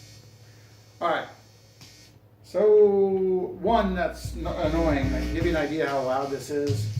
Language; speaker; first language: English; native; English